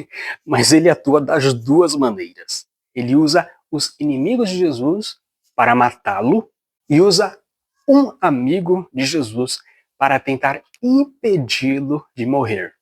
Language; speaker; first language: Portuguese; native; Portuguese